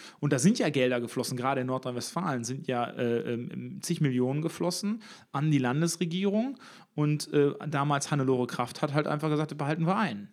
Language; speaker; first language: German; native; German